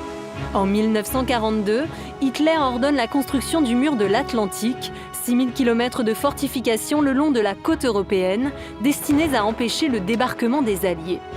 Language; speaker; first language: French; native; French